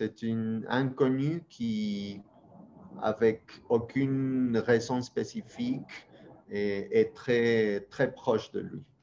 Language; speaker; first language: French; non-native, fluent; Spanish